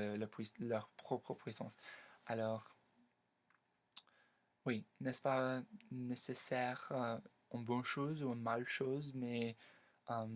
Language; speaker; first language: French; non-native, learner; English